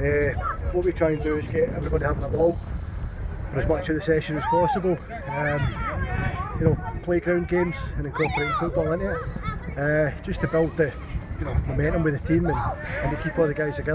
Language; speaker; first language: English; native; English